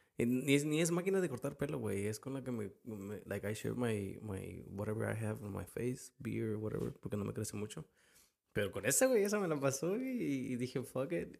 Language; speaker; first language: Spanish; early bilingual, heritage; Spanish